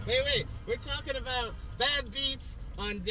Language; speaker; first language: English; native; English